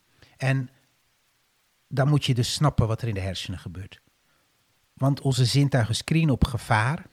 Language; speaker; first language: Dutch; native; Dutch